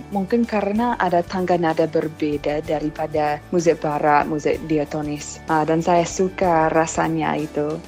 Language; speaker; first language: Indonesian; non-native, fluent; English